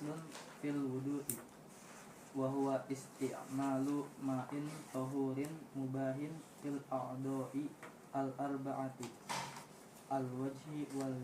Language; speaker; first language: Arabic; non-native, learner; Indonesian